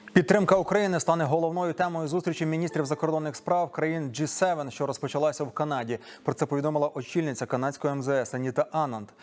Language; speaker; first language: Ukrainian; native; Ukrainian